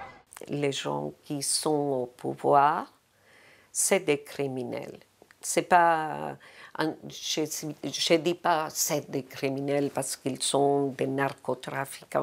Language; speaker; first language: French; non-native, fluent; Spanish